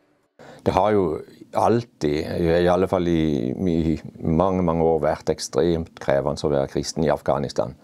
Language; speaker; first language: Norwegian; native; Norwegian